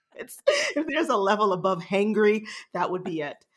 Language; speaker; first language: English; early bilingual, other home language; Haitian Creole